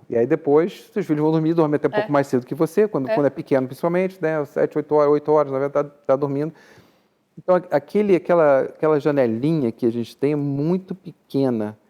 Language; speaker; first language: Portuguese; native; Portuguese